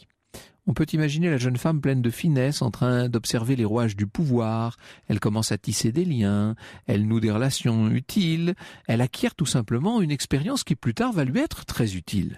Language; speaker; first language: French; native; French